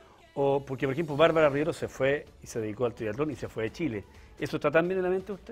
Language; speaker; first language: Spanish; native; Spanish